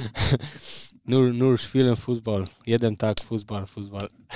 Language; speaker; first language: English; non-native, fluent; Albanian